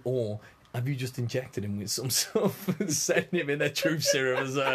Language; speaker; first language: English; native; English